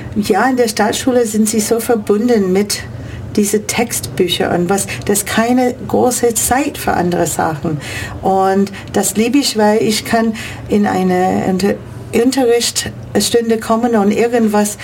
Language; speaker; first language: German; non-native, fluent; English